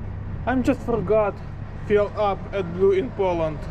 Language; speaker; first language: English; non-native, learner; Polish